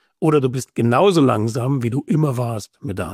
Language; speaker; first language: German; native; German